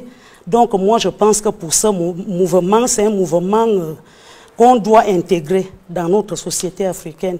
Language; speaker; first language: French; non-native, local second language; Fang